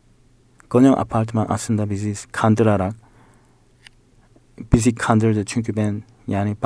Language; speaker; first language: Turkish; non-native, learner; Korean